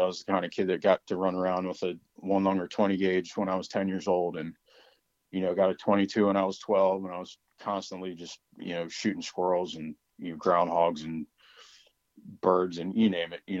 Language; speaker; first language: English; native; English